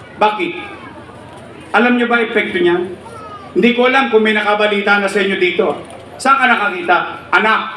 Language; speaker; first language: Filipino; native; Filipino